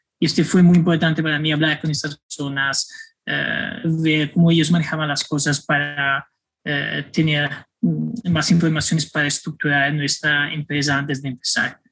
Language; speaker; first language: Spanish; non-native, fluent; Italian